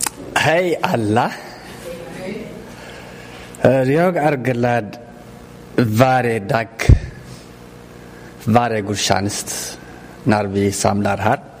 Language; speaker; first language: Swedish; non-native, learner; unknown